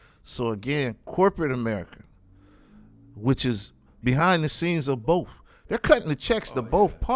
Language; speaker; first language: English; native; English